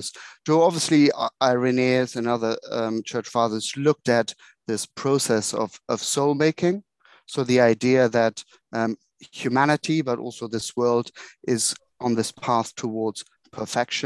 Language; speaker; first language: English; non-native, fluent; German